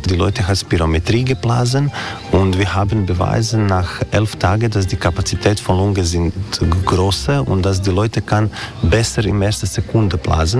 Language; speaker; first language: German; non-native, learner; Croatian